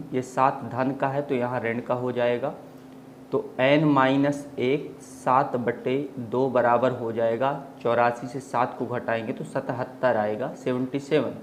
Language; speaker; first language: Hindi; native; Hindi